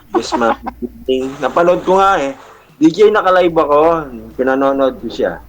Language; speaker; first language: Filipino; native; Filipino